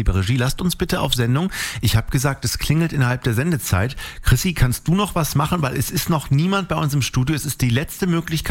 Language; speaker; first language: German; native; German